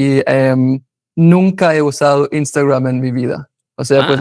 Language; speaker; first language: Spanish; non-native, fluent; German